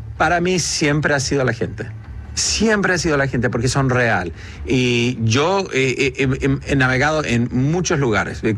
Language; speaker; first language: Spanish; early bilingual, heritage; Spanish